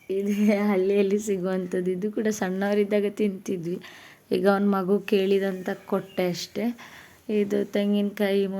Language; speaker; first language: Kannada; non-native, local second language; Tulu